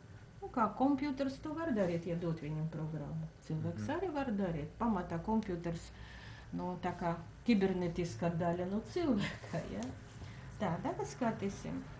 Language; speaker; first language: Latvian; non-native, local second language; Russian